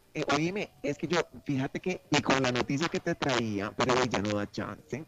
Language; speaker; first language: Spanish; native; Spanish